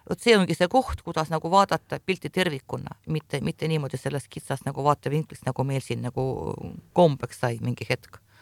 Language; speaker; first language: Estonian; non-native, local second language; Russian